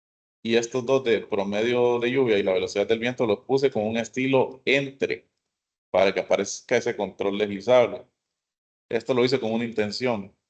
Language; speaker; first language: Spanish; native; Spanish